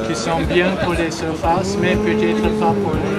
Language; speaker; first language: French; non-native, learner; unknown